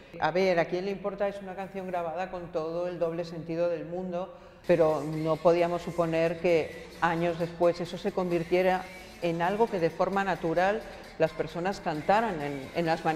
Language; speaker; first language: Spanish; native; Spanish